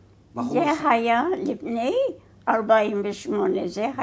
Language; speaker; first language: Hebrew; non-native, fluent; English